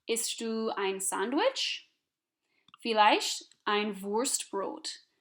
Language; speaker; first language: German; non-native, fluent; English